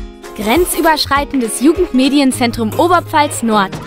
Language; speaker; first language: German; native; German